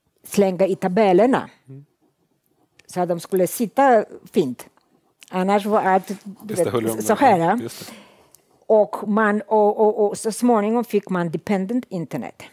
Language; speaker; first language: Swedish; non-native, fluent; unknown